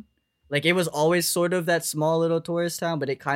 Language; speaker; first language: English; native; English